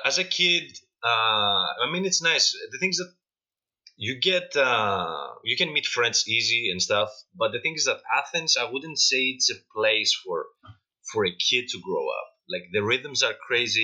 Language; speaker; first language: English; non-native, fluent; Greek